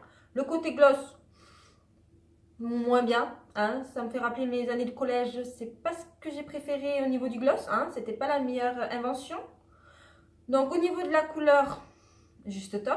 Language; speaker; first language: French; native; French